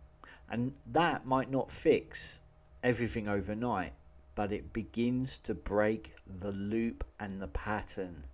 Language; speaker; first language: English; native; English